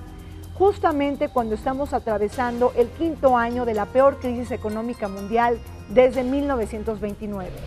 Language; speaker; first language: Spanish; native; Spanish